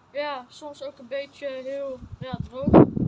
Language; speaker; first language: Dutch; early bilingual, other home language; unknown